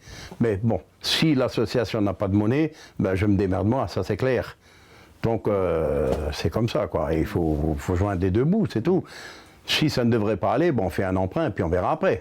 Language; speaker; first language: French; native; French